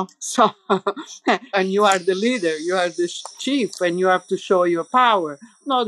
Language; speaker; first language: English; non-native, fluent; Italian